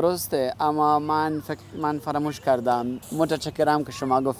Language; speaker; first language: Persian; non-native, learner; Romanian